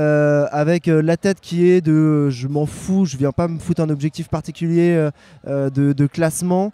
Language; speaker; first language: French; native; French